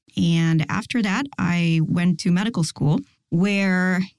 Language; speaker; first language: English; non-native, fluent; Spanish